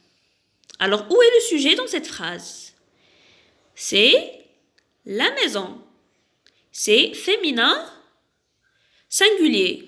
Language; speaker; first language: French; non-native, local second language; Arabic